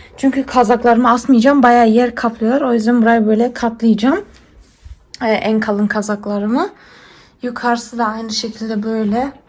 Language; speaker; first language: Turkish; early bilingual, heritage; Turkish